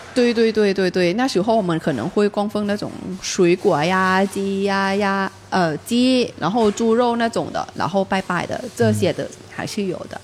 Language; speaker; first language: Chinese; non-native, fluent; Thai